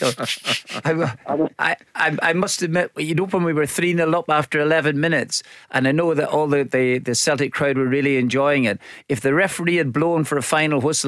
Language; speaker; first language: English; native; English